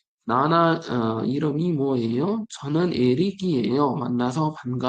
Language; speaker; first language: Korean; non-native, fluent; Uzbek